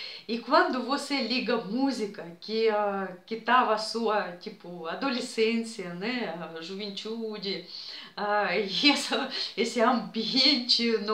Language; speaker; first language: Portuguese; non-native, fluent; Russian